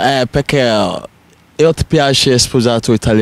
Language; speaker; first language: Italian; non-native, learner; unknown